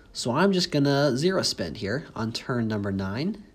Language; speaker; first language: English; native; English